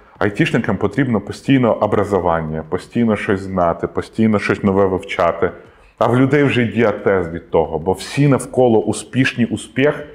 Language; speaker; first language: Ukrainian; non-native, local second language; Russian